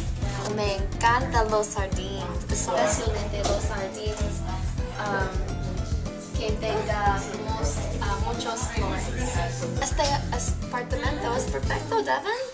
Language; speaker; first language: Spanish; non-native, learner; English